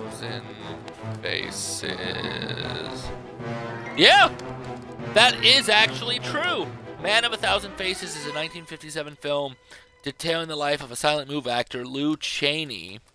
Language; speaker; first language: English; native; English